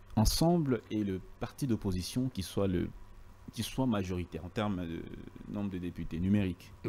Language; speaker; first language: French; non-native, local second language; Lingala